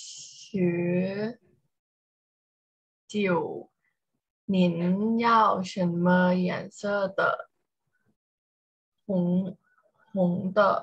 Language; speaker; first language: Chinese; non-native, learner; Thai